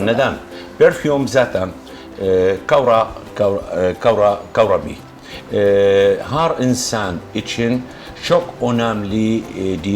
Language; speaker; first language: Turkish; non-native, learner; Arabic